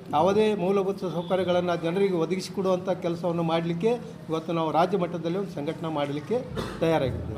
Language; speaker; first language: Kannada; non-native, local second language; Urdu